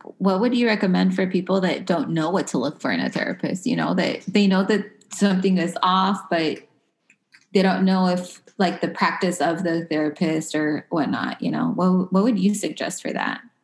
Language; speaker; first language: English; early bilingual, other home language; Spanish